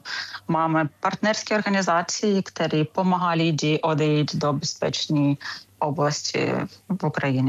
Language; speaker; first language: Czech; non-native, learner; Ukrainian